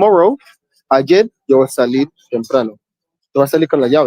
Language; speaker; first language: Spanish; non-native, learner; English